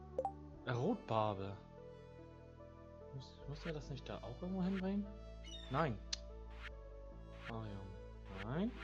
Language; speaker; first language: German; native; German